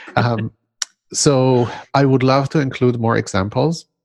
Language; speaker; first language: English; non-native, fluent; Hebrew